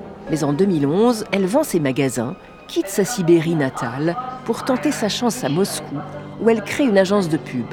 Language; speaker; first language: French; native; French